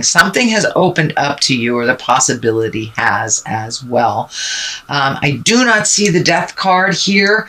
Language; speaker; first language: English; native; English